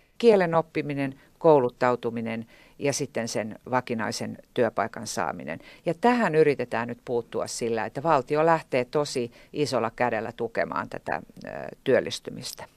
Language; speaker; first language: Finnish; native; Finnish